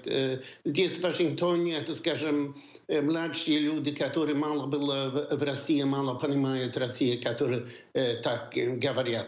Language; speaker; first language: Russian; non-native, fluent; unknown